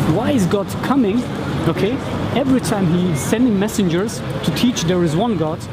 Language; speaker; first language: English; non-native, fluent; German